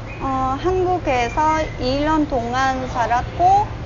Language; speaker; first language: Korean; non-native, learner; Vietnamese